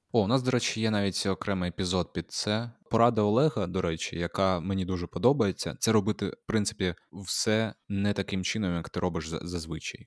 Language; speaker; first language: Ukrainian; non-native, local second language; Russian